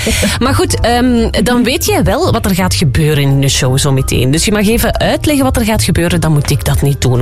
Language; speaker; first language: Dutch; native; Dutch